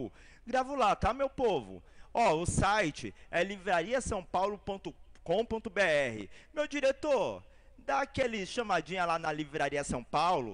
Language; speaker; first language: Portuguese; native; Portuguese